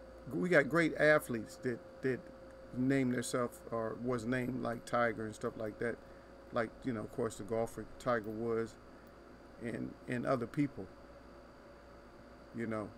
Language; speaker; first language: English; native; English